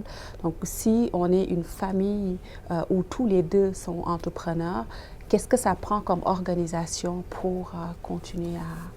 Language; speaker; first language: French; native; French